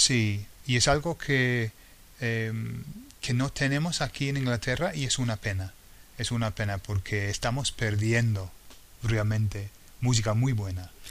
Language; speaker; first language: Spanish; non-native, fluent; English